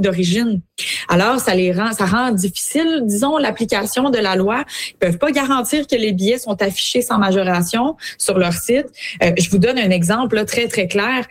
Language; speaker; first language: French; native; French